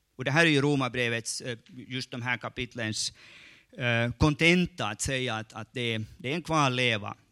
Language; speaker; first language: Swedish; native; Swedish